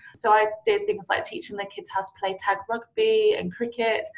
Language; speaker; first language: English; native; English